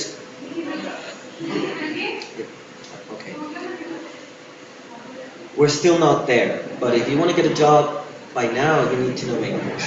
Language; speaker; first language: English; non-native, fluent; Spanish